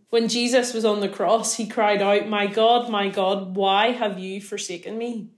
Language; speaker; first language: English; native; English